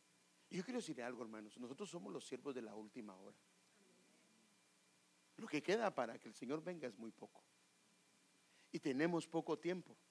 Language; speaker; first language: Spanish; native; Spanish